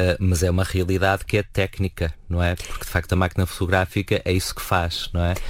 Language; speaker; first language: Portuguese; native; Portuguese